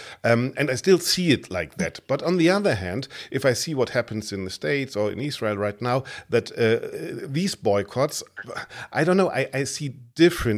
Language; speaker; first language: English; non-native, fluent; German